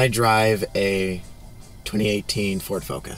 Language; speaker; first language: English; native; English